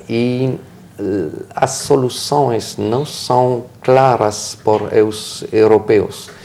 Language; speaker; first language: Spanish; non-native, fluent; French